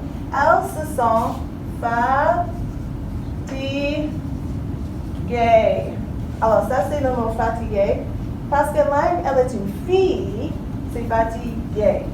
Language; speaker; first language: French; non-native, fluent; English